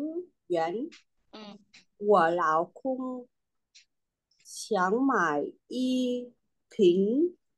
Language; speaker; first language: Chinese; non-native, learner; Vietnamese